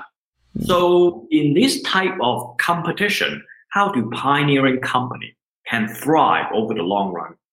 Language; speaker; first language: English; non-native, local second language; Cantonese